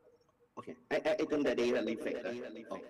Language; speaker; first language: English; non-native, learner; Thai